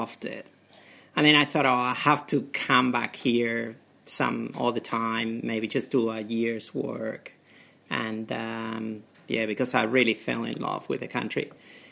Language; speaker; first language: English; non-native, fluent; Spanish